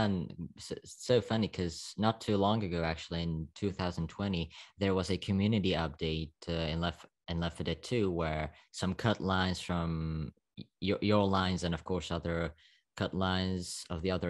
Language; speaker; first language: English; non-native, fluent; Slovak